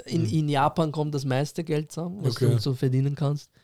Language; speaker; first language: German; early bilingual, other home language; Persian